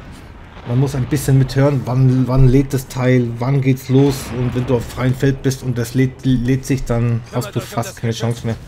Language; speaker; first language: German; native; German